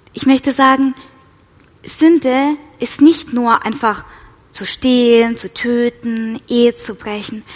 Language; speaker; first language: German; non-native, fluent; Russian